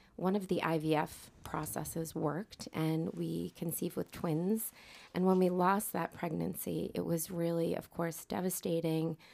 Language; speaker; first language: English; native; English